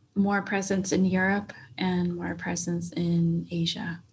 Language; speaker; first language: English; native; English